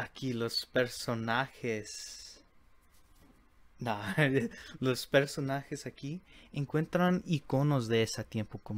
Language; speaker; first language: Spanish; early bilingual, heritage; Spanish